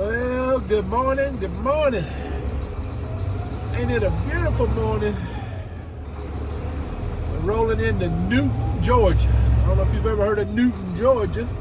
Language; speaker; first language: English; native; English